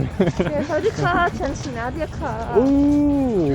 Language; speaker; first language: English; non-native, learner; Russian